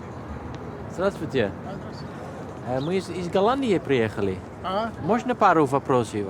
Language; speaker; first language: Russian; non-native, learner; Dutch